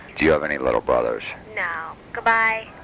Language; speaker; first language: English; native; English